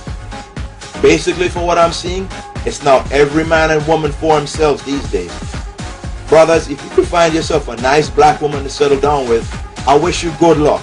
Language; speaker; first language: English; native; English